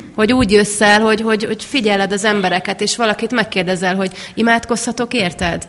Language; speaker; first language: Hungarian; native; Hungarian